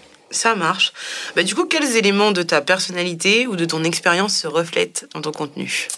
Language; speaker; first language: French; native; French